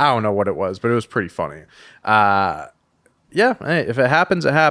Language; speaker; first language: English; native; English